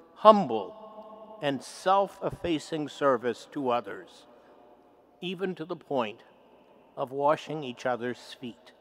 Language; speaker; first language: English; native; English